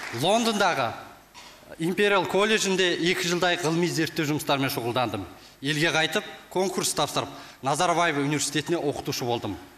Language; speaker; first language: Kazakh; early bilingual, heritage; Kazakh